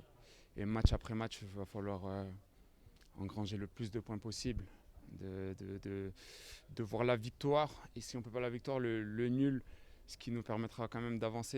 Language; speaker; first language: French; native; French